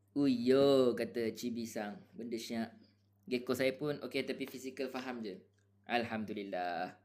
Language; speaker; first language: Malay; native; Malay